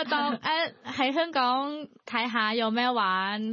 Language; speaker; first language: Cantonese; non-native, fluent; Thai